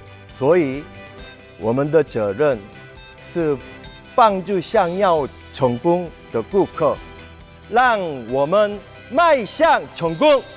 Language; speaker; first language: Chinese; non-native, learner; Korean